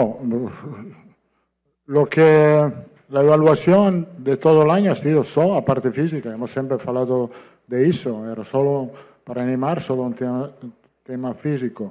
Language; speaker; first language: Portuguese; non-native, fluent; Italian